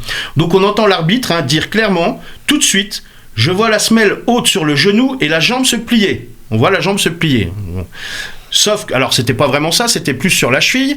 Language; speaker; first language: French; native; French